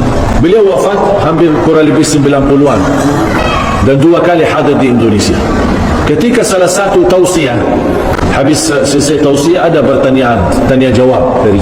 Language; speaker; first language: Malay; non-native, fluent; Arabic